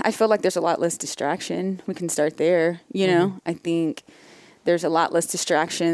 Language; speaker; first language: English; native; English